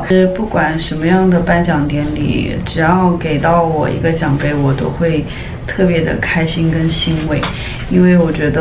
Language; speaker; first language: Chinese; native; Chinese